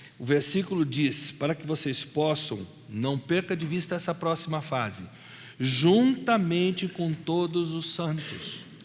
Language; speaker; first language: Portuguese; native; Portuguese